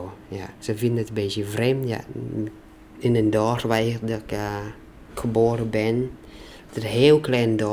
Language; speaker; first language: Dutch; non-native, learner; Thai